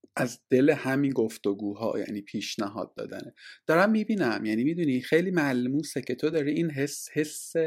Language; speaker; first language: Persian; native; Persian